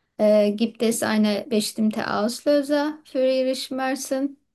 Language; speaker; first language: German; non-native, learner; Turkish